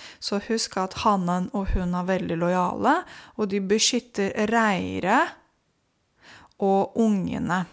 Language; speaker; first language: Norwegian; non-native, fluent; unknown